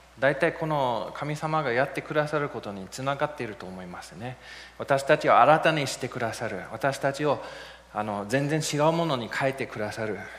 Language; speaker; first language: Japanese; non-native, fluent; English